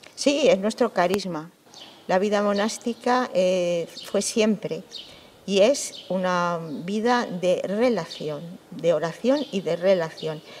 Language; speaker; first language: Spanish; native; Spanish